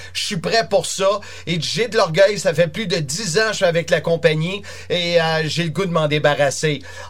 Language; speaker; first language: French; native; French